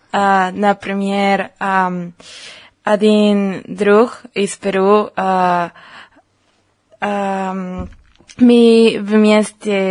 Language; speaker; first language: Russian; non-native, learner; Spanish